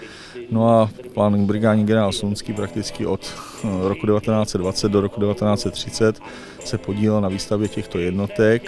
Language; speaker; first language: Czech; native; Czech